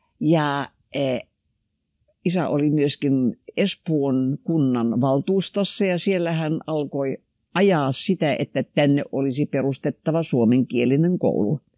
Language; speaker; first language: Finnish; non-native, local second language; Swedish